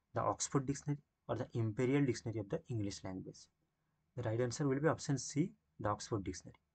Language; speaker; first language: English; non-native, local second language; Bangla